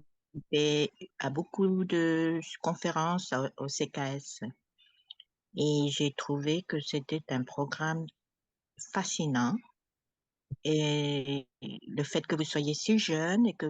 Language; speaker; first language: French; non-native, fluent; Khmer